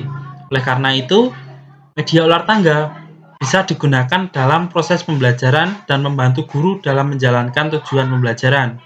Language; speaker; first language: Indonesian; native; Indonesian